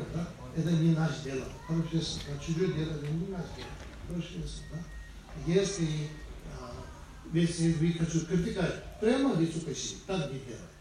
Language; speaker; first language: Russian; non-native, learner; Tibetan